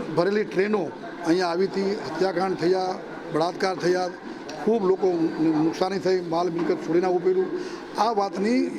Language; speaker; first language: Gujarati; native; Gujarati